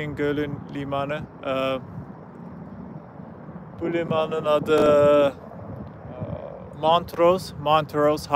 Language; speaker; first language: Turkish; non-native, learner; English